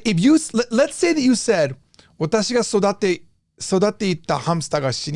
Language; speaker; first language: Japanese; non-native, fluent; English